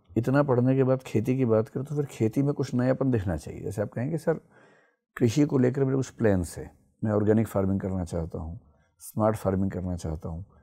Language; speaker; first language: Hindi; native; Hindi